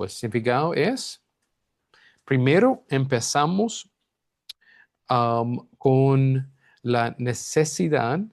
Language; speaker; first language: Spanish; non-native, fluent; English